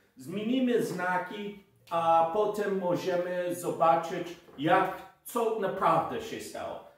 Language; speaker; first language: Polish; non-native, learner; English